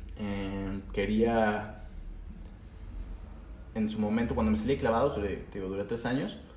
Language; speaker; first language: Spanish; native; Spanish